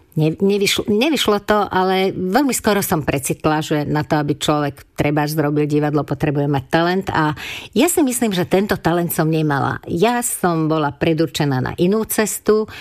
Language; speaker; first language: Slovak; non-native, local second language; Hungarian